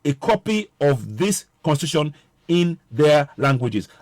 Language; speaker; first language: English; non-native, local second language; Yoruba